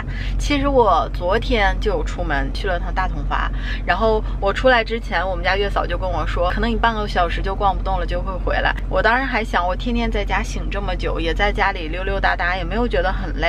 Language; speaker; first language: Chinese; native; Chinese